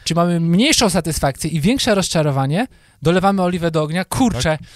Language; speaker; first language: Polish; native; Polish